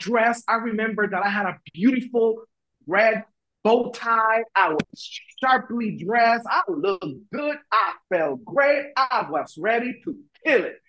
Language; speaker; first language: English; non-native, fluent; Spanish